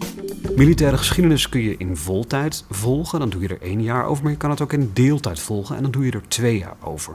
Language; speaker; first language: Dutch; native; Dutch